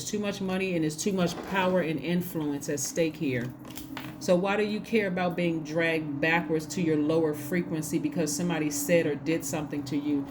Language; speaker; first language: English; native; English